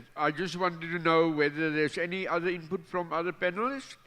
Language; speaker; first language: English; non-native, local second language; Afrikaans